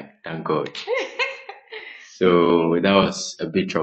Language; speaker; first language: English; non-native, local second language; Ewe